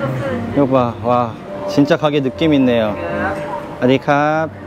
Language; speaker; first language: Korean; native; Korean